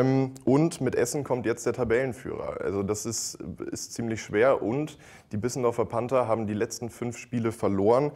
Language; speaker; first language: German; native; German